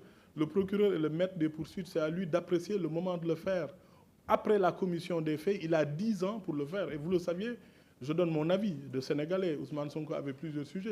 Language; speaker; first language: French; non-native, local second language; Wolof